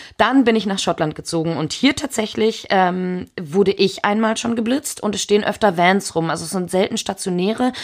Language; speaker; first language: German; early bilingual, heritage; German